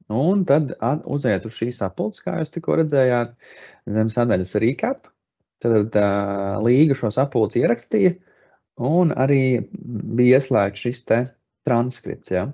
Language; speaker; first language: Latvian; native; Latvian